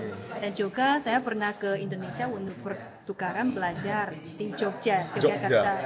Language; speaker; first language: Indonesian; non-native, fluent; Chinese